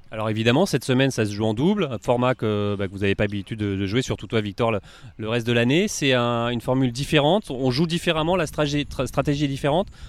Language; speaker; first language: French; native; French